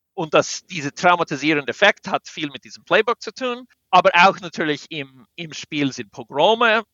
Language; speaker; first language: German; non-native, fluent; English